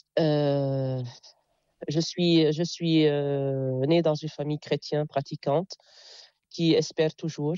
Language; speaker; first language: French; non-native, local second language; Arabic